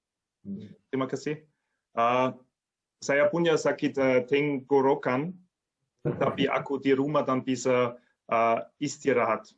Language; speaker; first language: Indonesian; non-native, learner; German